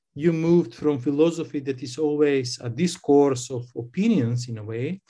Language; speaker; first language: English; non-native, fluent; Macedonian